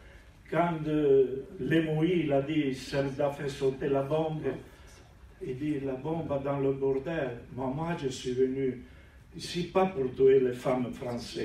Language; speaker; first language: French; non-native, learner; Italian